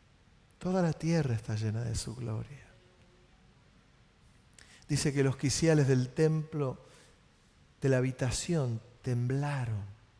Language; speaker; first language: Spanish; native; Spanish